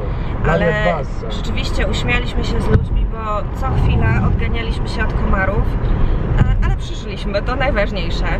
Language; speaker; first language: Polish; native; Polish